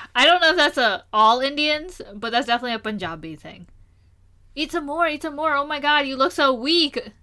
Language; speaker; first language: English; early bilingual, other home language; Hindi